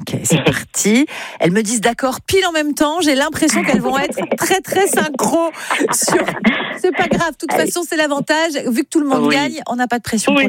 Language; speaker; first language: French; native; French